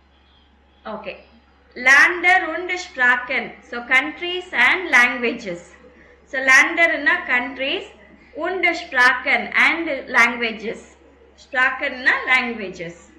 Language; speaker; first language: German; non-native, fluent; Tamil